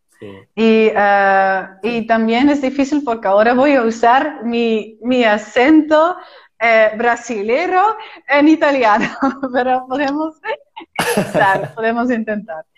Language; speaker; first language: Spanish; non-native, fluent; Dutch